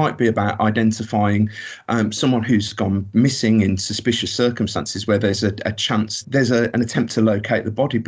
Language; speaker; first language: English; native; English